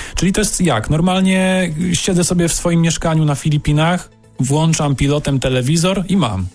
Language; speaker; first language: Polish; native; Polish